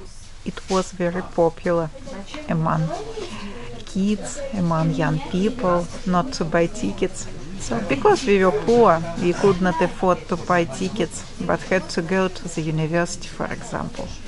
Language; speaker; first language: English; non-native, fluent; Russian